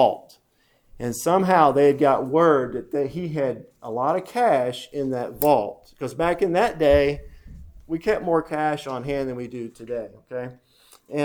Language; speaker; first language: English; native; English